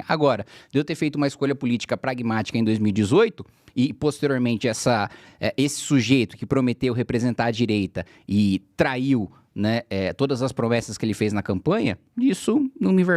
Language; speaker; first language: Portuguese; native; Portuguese